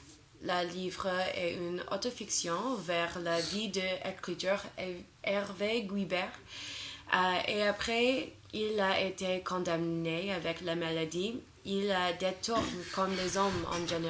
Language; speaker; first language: French; non-native, learner; English